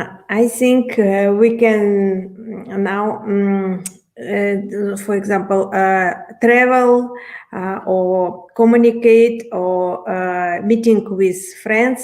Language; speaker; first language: English; non-native, learner; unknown